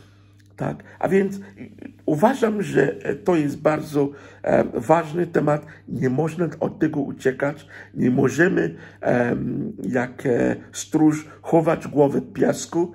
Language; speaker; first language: Polish; non-native, fluent; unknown